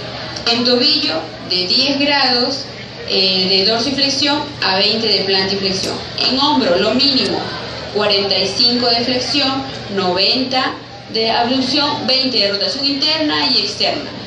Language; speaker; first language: Spanish; native; Spanish